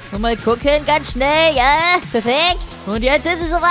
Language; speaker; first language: German; native; German